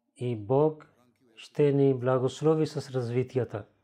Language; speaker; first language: Bulgarian; non-native, learner; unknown